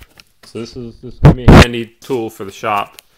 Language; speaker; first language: English; native; English